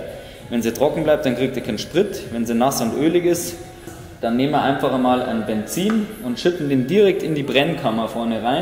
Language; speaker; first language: German; native; German